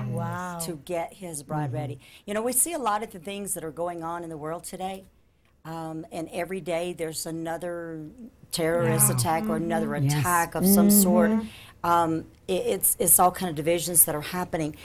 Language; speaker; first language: English; native; English